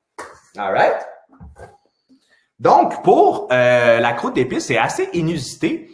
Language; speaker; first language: French; native; French